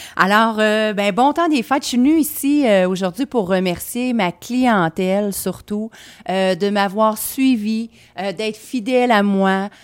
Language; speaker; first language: French; native; French